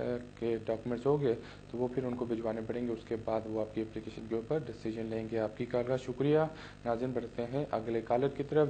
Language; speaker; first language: Urdu; native; Urdu